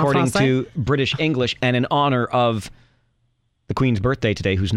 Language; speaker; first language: English; native; English